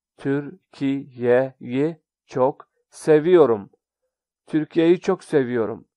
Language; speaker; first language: Turkish; non-native, fluent; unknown